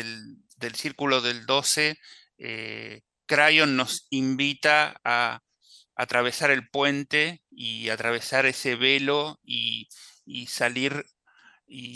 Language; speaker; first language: Spanish; native; Spanish